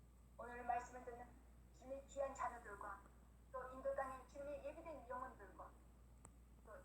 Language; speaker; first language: Korean; native; Korean